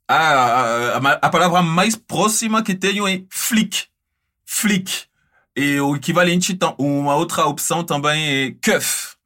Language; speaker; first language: Portuguese; non-native, fluent; French